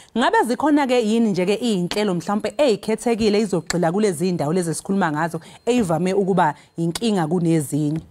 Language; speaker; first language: Zulu; non-native, local second language; Xhosa